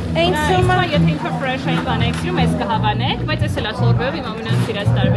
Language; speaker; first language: Armenian; native; Armenian